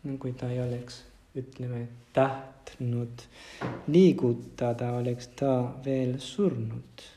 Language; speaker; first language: Estonian; non-native, fluent; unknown